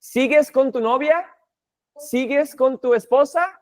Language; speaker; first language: Spanish; non-native, fluent; English